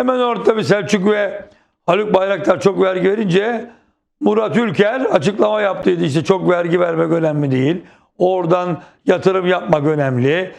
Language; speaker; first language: Turkish; native; Turkish